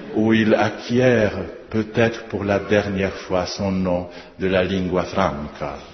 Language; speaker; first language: French; non-native, fluent; Polish